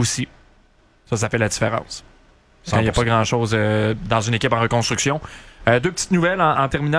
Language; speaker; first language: French; native; French